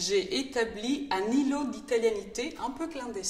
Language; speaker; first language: French; non-native, fluent; Italian